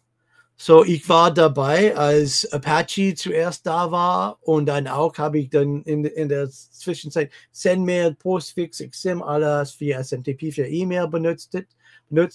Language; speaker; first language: German; non-native, fluent; English